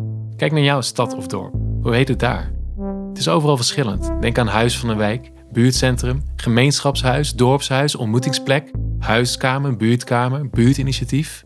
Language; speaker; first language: Dutch; native; Dutch